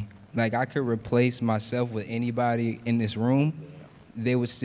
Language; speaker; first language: English; native; English